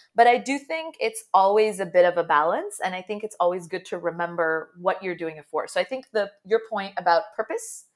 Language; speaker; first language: English; non-native, fluent; Arabic